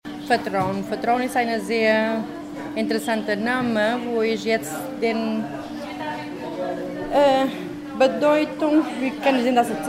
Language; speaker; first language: German; non-native, fluent; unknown